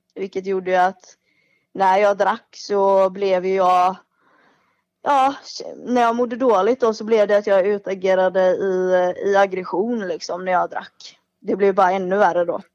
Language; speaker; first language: Swedish; native; Swedish